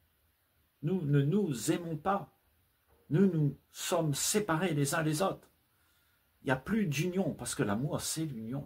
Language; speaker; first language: French; native; French